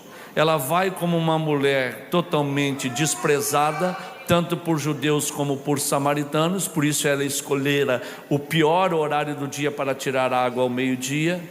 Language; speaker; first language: Portuguese; native; Portuguese